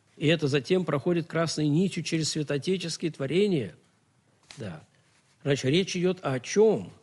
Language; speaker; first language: Russian; native; Russian